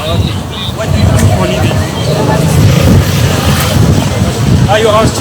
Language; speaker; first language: English; non-native, learner; French